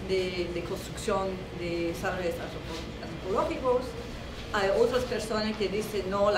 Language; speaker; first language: Spanish; non-native, fluent; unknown